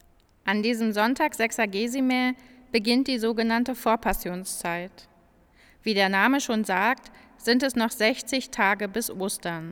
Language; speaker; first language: German; native; German